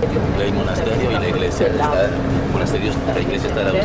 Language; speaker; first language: Spanish; native; Spanish